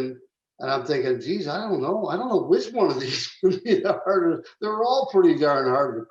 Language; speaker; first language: English; native; English